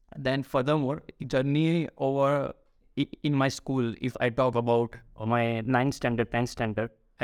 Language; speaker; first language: English; non-native, local second language; Gujarati